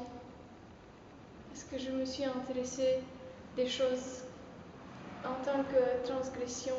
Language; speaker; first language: French; non-native, fluent; Romanian